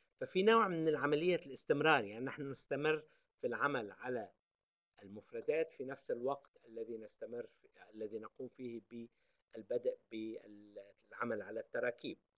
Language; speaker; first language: Arabic; native; Arabic